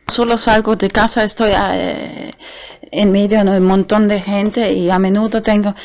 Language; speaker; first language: Spanish; non-native, fluent; German